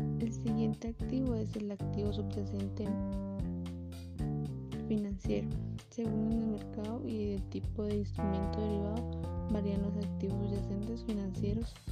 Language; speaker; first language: Spanish; native; Spanish